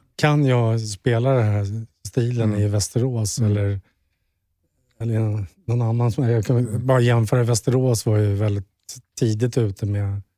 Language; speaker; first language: Swedish; native; Swedish